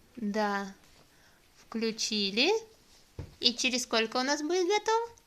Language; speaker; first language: Russian; native; Russian